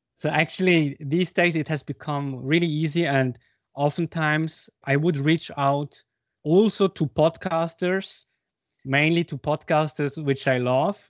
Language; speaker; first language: English; non-native, fluent; Swiss German